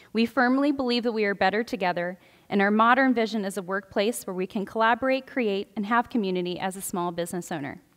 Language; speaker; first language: English; native; English